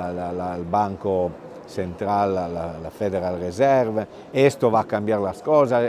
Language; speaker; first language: Spanish; non-native, fluent; Italian